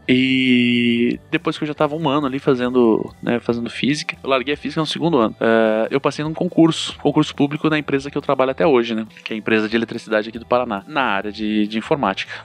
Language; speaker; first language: Portuguese; native; Portuguese